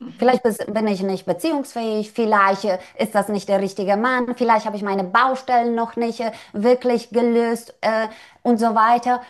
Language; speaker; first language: German; non-native, fluent; Polish